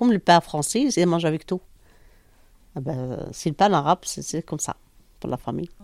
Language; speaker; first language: French; non-native, learner; Arabic